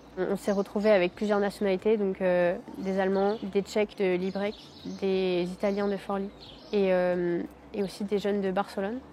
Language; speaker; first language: French; native; French